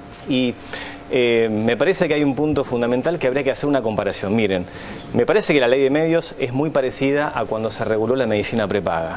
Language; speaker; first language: Spanish; native; Spanish